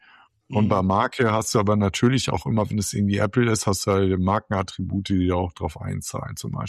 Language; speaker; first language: German; native; German